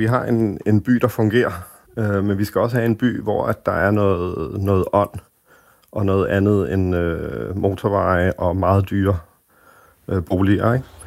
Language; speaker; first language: Danish; native; Danish